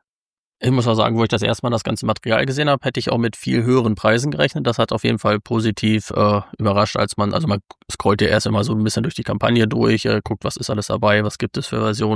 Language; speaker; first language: German; native; German